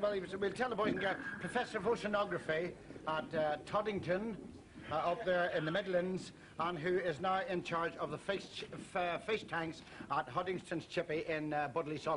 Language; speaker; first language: English; native; English